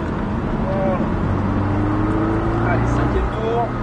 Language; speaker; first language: French; native; French